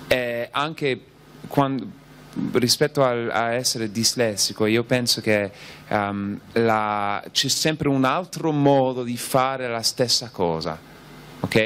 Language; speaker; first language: Italian; non-native, fluent; English